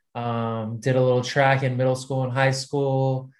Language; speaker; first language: English; native; English